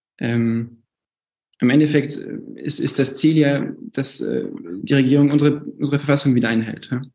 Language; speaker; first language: German; native; German